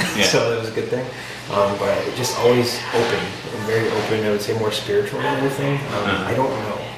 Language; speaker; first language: English; native; English